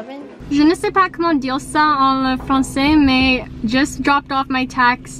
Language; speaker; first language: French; non-native, local second language; English